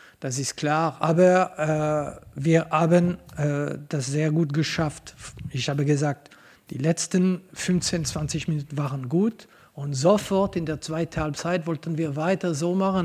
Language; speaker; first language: German; non-native, local second language; French